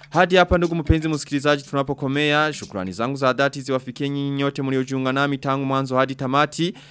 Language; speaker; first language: Swahili; non-native, local second language; Rundi